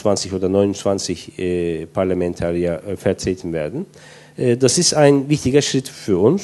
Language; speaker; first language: German; non-native, fluent; Turkish